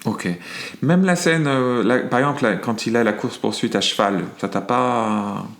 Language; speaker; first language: French; native; French